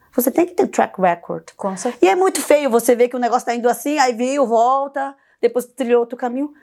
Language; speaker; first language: Portuguese; early bilingual, other home language; Korean